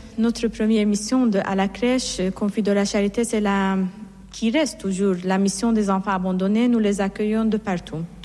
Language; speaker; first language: French; non-native, fluent; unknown